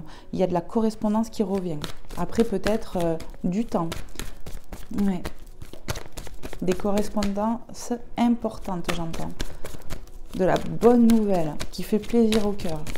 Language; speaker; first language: French; native; French